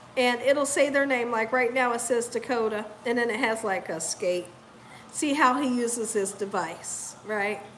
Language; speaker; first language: English; native; English